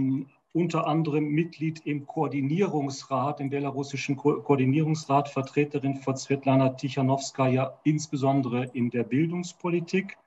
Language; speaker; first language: German; native; German